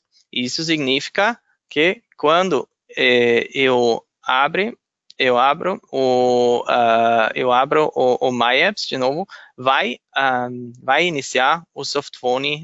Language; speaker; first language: Portuguese; non-native, fluent; German